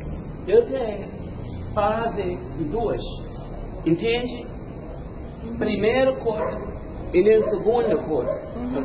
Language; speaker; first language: Portuguese; non-native, learner; English